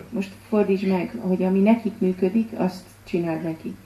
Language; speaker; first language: Hungarian; native; Hungarian